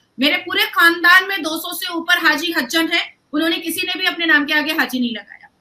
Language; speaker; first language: Hindi; native; Hindi